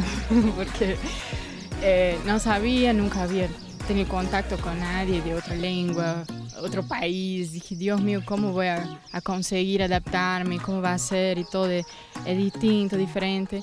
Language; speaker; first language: Spanish; non-native, fluent; Portuguese